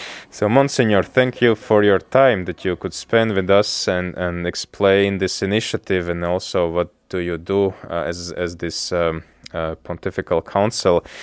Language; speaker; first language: English; non-native, fluent; Latvian